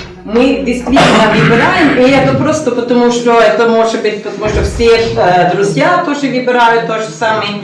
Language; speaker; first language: Russian; non-native, learner; Norwegian